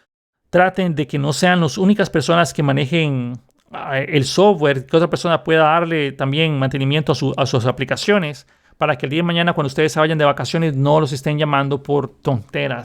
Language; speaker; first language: Spanish; native; Spanish